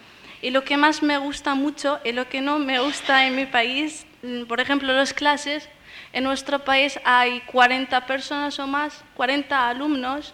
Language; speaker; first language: Spanish; non-native, fluent; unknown